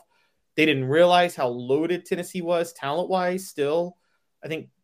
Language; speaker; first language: English; native; English